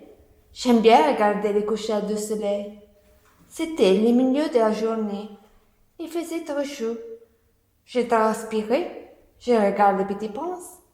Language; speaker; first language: French; non-native, learner; Italian